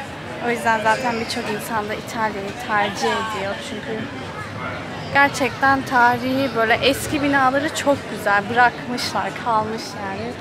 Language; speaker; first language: Turkish; early bilingual, heritage; Turkish